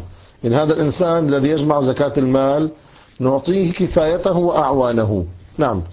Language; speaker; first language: Arabic; native; Arabic